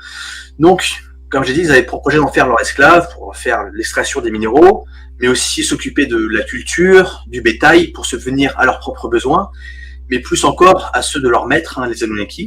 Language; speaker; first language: French; native; French